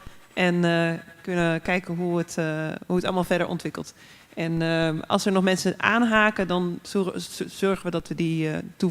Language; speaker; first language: Dutch; native; Dutch